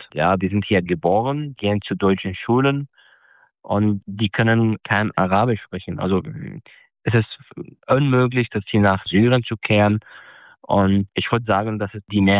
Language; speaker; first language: German; non-native, fluent; Arabic